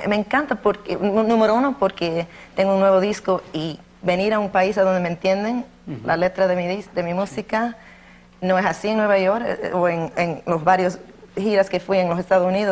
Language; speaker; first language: Spanish; early bilingual, heritage; Spanish